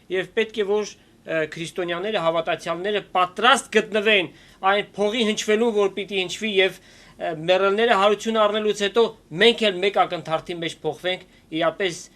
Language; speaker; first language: Armenian; native; Armenian